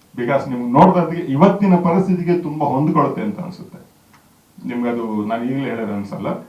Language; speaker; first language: Kannada; native; Kannada